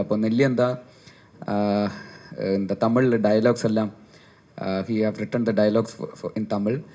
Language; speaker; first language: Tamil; non-native, local second language; Malayalam